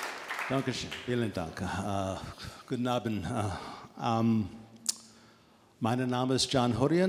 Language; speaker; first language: German; non-native, learner; English